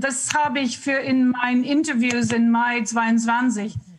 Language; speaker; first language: German; non-native, learner; English